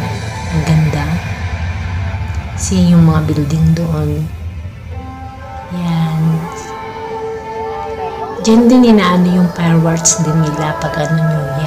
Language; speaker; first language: Filipino; non-native, local second language; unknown